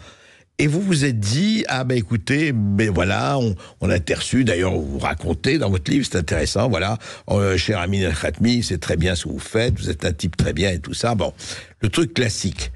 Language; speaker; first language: French; native; French